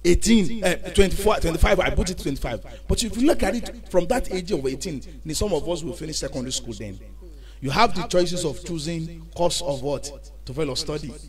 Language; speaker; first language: English; non-native, local second language; Yoruba